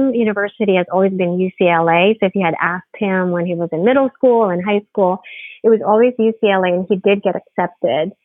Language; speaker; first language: English; non-native, local second language; Filipino